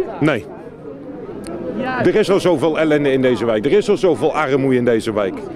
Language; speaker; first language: Dutch; native; Dutch